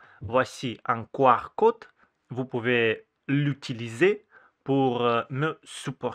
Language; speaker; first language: French; non-native, fluent; Russian